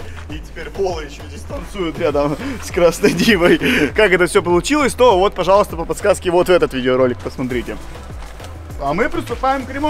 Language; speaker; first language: Russian; native; Russian